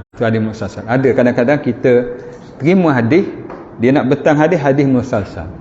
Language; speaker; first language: Malay; native; Malay